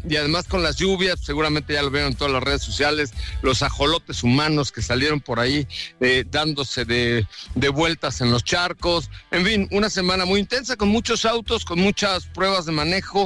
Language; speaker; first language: Spanish; native; Spanish